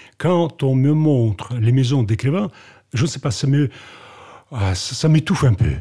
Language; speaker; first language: French; non-native, fluent; Russian